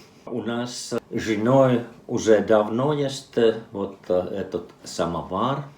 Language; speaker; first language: Russian; non-native, fluent; Finnish